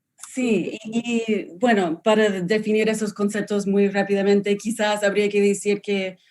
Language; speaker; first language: Spanish; non-native, fluent; English